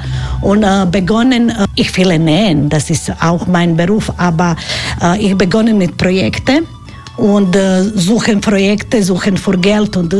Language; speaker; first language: German; non-native, learner; Croatian